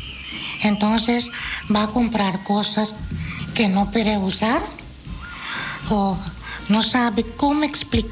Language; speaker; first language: Spanish; non-native, fluent; Dutch